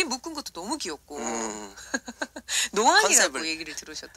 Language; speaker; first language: Korean; native; Korean